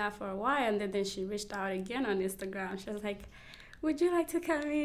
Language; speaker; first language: English; non-native, local second language; Kinyarwanda